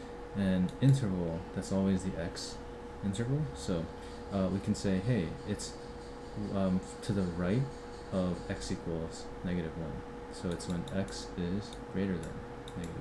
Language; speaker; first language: English; native; English